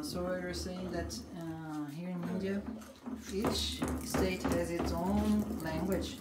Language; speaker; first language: English; non-native, fluent; Portuguese